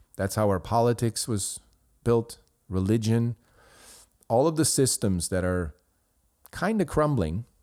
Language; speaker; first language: English; non-native, fluent; Swiss German